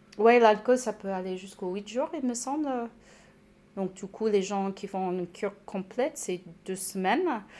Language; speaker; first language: French; non-native, fluent; English